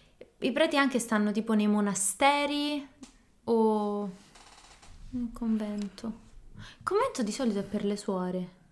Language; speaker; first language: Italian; native; Italian